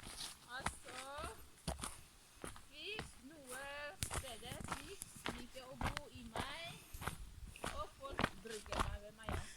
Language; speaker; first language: Norwegian; non-native, learner; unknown